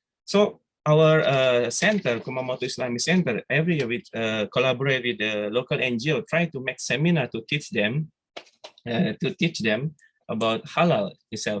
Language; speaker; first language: English; non-native, fluent; Indonesian